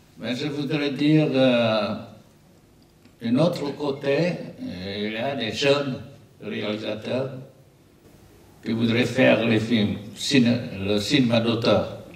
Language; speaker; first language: French; non-native, learner; Vietnamese